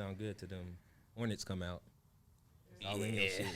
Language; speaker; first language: English; native; English